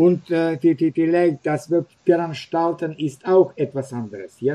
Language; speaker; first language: German; non-native, fluent; Russian